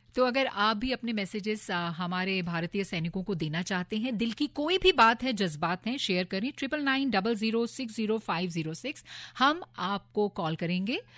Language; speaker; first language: Hindi; native; Hindi